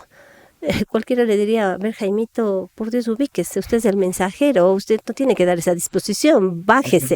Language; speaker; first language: Spanish; native; Spanish